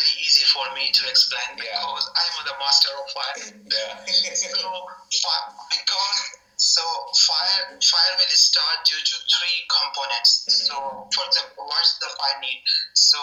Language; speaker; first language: English; non-native, local second language; Urdu